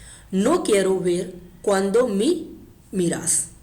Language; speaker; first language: Spanish; non-native, fluent; Hindi